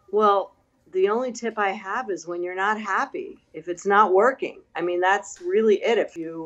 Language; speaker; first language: English; native; English